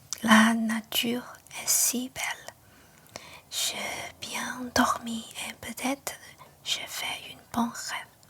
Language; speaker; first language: French; non-native, learner; Chinese